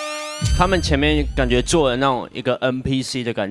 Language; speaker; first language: Chinese; native; Chinese